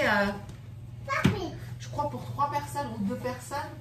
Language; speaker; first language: French; early bilingual, other home language; Turkish